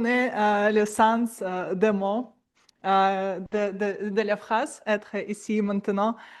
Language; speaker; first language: French; non-native, learner; Russian